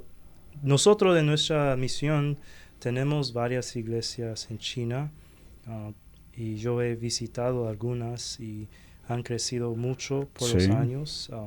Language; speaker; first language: Spanish; non-native, fluent; Chinese